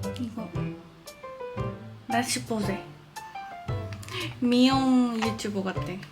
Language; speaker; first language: Korean; non-native, learner; Japanese